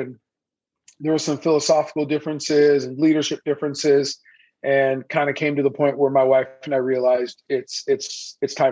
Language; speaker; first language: English; early bilingual, other home language; Persian